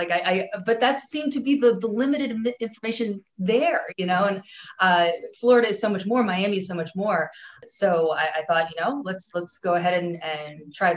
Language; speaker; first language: English; native; English